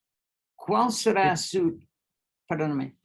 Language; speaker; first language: Spanish; non-native, fluent; English